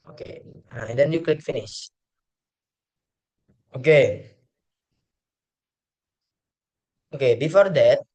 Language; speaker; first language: English; non-native, learner; Indonesian